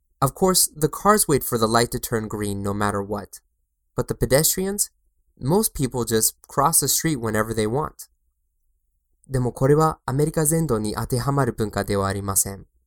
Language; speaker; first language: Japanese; non-native, fluent; English